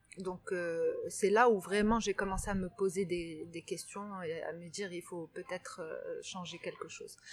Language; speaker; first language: French; non-native, local second language; Arabic